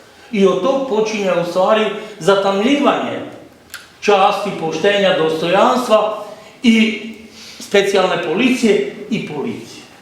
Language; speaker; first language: Croatian; native; Croatian